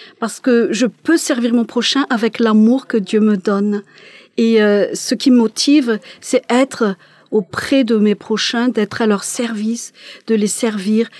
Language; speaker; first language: French; non-native, local second language; Malagasy